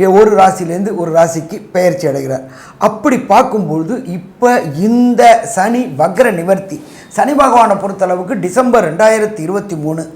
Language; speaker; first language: Tamil; native; Tamil